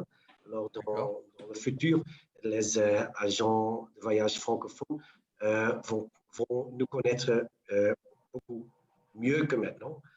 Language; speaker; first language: French; non-native, local second language; Dutch